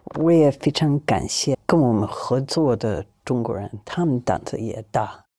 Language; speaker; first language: Chinese; non-native, fluent; English